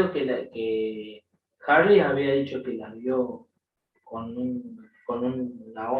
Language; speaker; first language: Spanish; native; Spanish